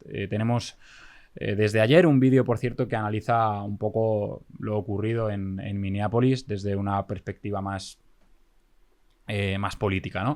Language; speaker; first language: Spanish; native; Spanish